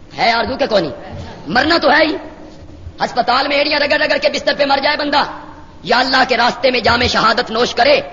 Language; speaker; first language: Urdu; non-native, local second language; Punjabi